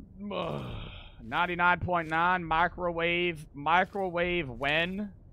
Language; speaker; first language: English; native; English